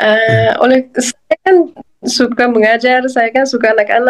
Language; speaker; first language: Indonesian; non-native, fluent; Uzbek